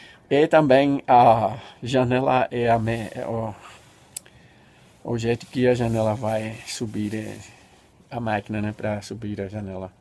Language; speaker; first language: Portuguese; non-native, fluent; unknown